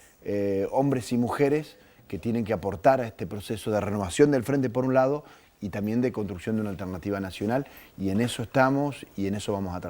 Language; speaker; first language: Spanish; native; Spanish